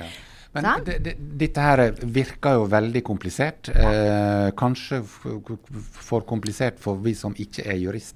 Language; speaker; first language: Norwegian; native; Norwegian